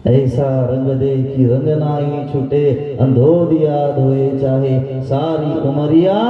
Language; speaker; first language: Hindi; non-native, local second language; Marathi